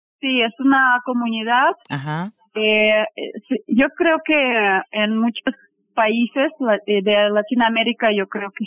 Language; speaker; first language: Spanish; non-native, fluent; Russian